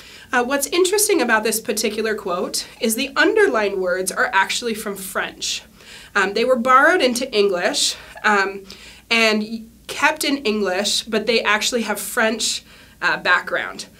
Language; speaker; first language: English; native; English